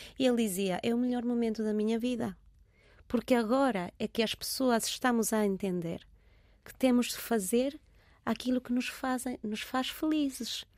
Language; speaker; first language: Portuguese; early bilingual, heritage; Portuguese